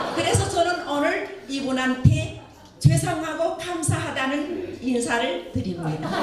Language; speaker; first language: Korean; early bilingual, heritage; Korean